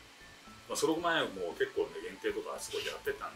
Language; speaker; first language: Japanese; native; Japanese